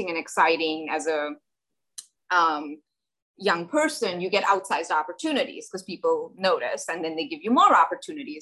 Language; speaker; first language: English; non-native, local second language; Hindi